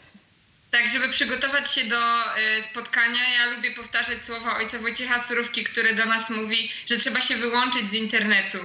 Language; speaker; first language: Polish; native; Polish